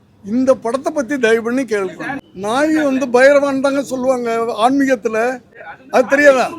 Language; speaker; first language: Tamil; native; Tamil